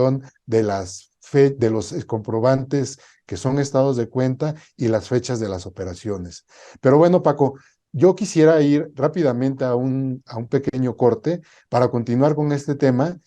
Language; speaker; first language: Spanish; native; Spanish